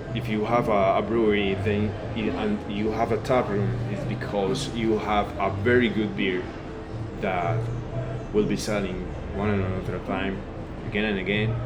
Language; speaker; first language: English; non-native, learner; Spanish